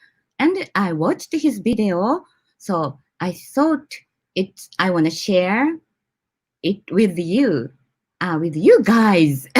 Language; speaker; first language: English; non-native, learner; Japanese